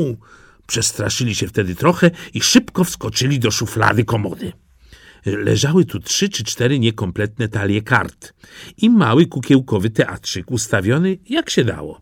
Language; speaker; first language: Polish; native; Polish